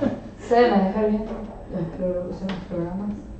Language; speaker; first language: Korean; non-native, learner; Spanish